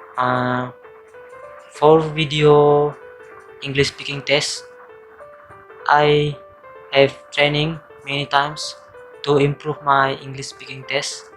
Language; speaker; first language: English; non-native, local second language; Malay